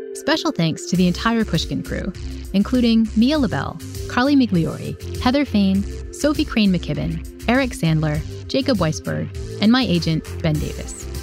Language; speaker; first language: English; native; English